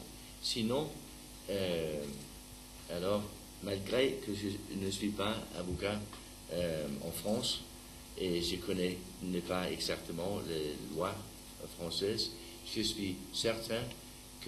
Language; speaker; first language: French; non-native, learner; Danish